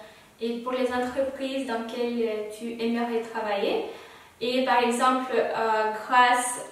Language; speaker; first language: French; non-native, fluent; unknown